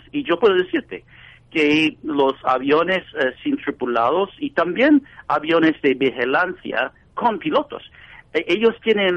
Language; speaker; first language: Spanish; non-native, fluent; English